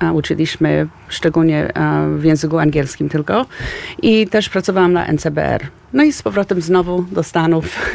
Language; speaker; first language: Polish; early bilingual, heritage; Polish